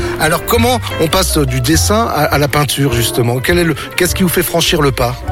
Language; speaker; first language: French; native; French